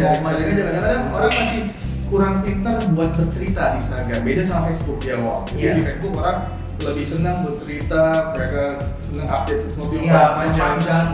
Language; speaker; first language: Indonesian; native; Indonesian